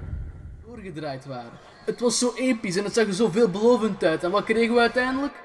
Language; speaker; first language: Dutch; native; Dutch